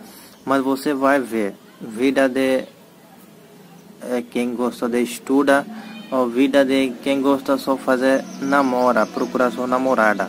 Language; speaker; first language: Portuguese; non-native, learner; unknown